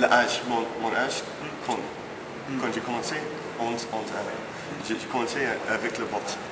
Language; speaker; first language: French; non-native, learner; English